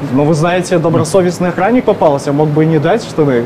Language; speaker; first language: Russian; native; Russian